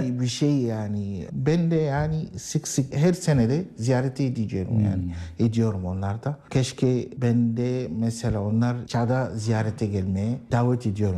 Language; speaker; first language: Turkish; non-native, learner; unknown